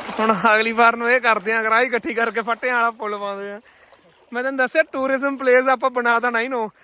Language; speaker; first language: Punjabi; native; Punjabi